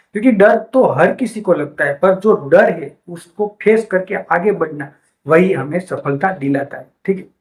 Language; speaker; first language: Hindi; non-native, local second language; Gujarati